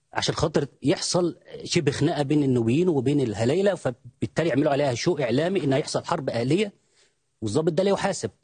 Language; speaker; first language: Arabic; native; Arabic